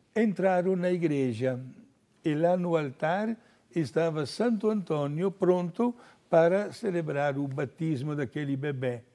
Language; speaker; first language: Portuguese; non-native, fluent; Italian